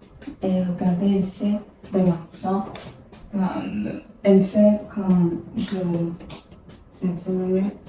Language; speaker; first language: French; non-native, learner; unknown